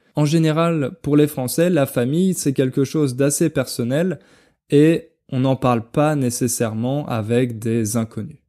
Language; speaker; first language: French; native; French